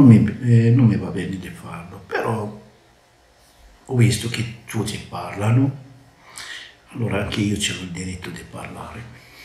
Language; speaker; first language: Italian; non-native, learner; Arabic